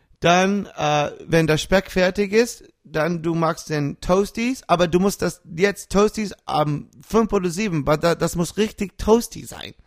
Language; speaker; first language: German; non-native, learner; English